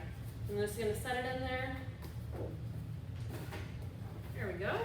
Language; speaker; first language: English; native; English